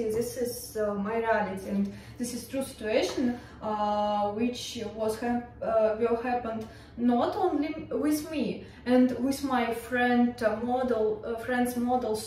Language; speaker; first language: English; non-native, learner; Russian